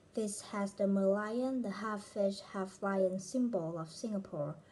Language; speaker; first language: English; non-native, fluent; Vietnamese